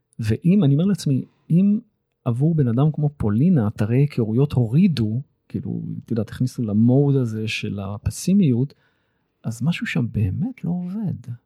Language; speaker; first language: Hebrew; native; Hebrew